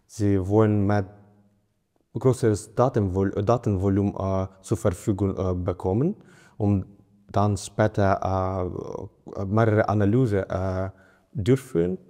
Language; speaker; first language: German; non-native, fluent; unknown